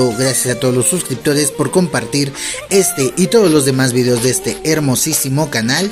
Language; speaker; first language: Spanish; native; Spanish